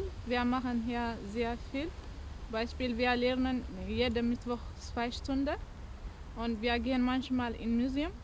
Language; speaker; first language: German; non-native, learner; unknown